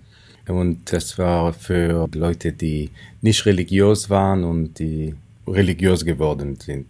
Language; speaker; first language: German; non-native, fluent; Hebrew